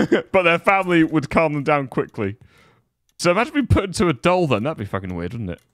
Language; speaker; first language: English; native; English